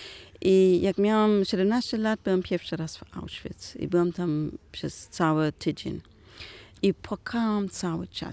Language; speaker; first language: Polish; non-native, learner; German